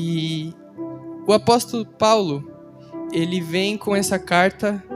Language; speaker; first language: Portuguese; native; Portuguese